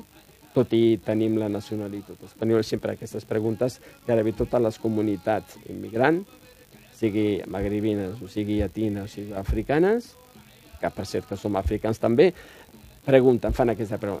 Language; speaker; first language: Catalan; non-native, fluent; Riffian